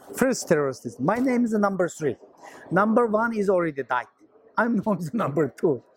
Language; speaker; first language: English; non-native, learner; Chinese